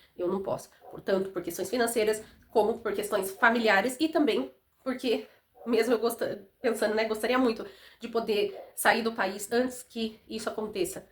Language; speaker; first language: Portuguese; native; Portuguese